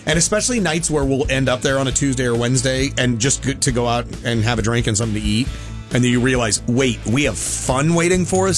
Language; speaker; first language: English; native; English